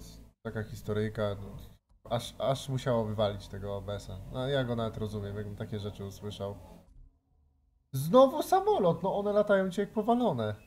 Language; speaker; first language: Polish; native; Polish